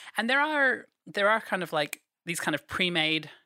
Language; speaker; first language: English; native; English